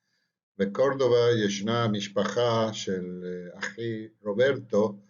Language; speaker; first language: Hebrew; non-native, fluent; Spanish